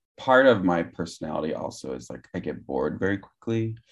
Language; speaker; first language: English; native; English